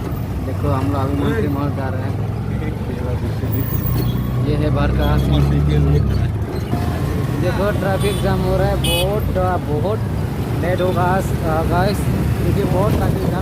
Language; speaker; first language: Hindi; non-native, local second language; Kok Borok